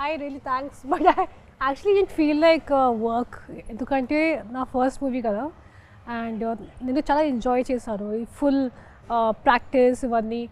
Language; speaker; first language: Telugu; non-native, fluent; Hindi